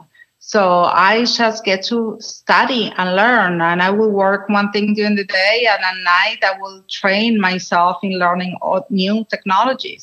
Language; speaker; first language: English; non-native, fluent; Spanish